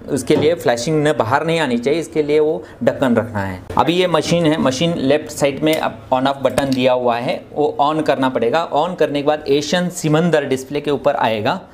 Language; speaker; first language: Hindi; non-native, local second language; Marathi